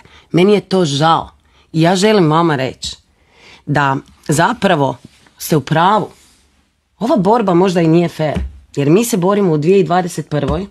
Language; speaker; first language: Croatian; native; Croatian